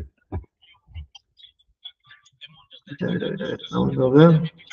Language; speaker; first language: Spanish; native; Spanish